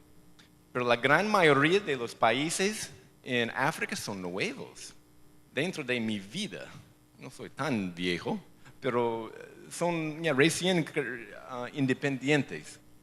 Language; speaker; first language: Spanish; non-native, fluent; English